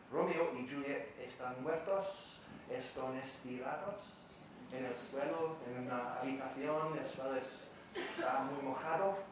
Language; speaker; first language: Spanish; non-native, fluent; English